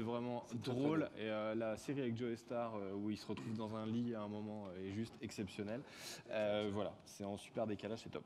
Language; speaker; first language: French; native; French